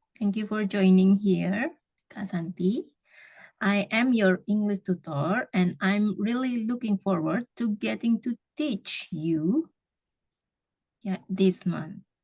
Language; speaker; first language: English; non-native, fluent; Indonesian